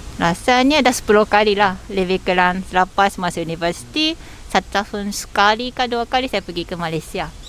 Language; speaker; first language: Malay; non-native, fluent; Japanese